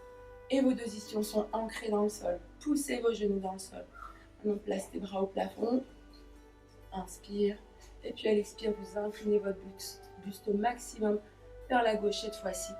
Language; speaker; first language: French; native; French